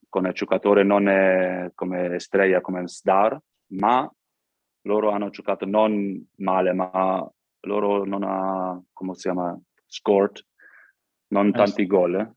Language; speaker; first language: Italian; non-native, learner; German